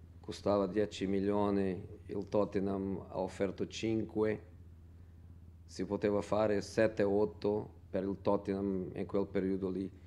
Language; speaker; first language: Italian; non-native, fluent; Portuguese